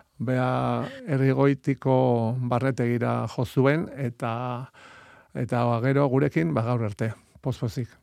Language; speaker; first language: Basque; native; Basque